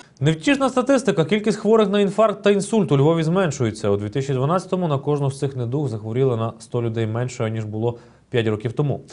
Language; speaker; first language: Ukrainian; native; Ukrainian